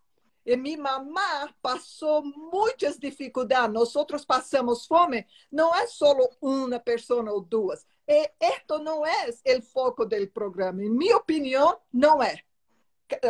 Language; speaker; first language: Spanish; non-native, learner; Portuguese